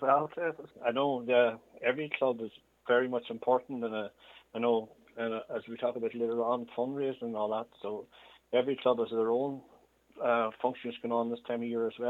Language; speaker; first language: English; native; English